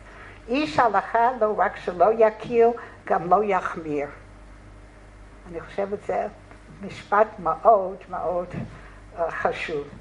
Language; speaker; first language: Hebrew; non-native, fluent; English